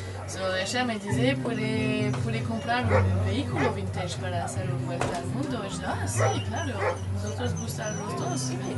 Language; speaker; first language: Spanish; non-native, learner; French